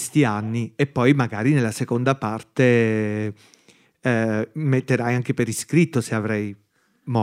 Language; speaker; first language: Italian; native; Italian